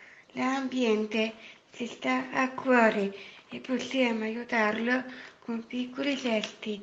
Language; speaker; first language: Italian; native; Italian